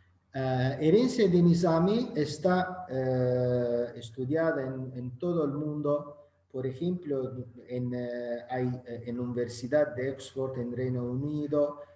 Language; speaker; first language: Spanish; non-native, learner; Azerbaijani